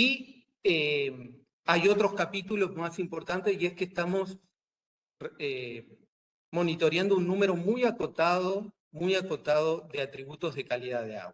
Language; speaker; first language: Spanish; native; Spanish